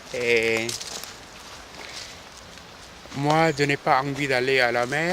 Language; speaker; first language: French; non-native, fluent; Korean